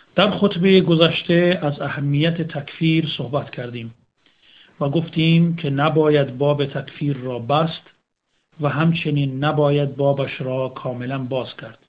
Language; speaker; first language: Persian; native; Persian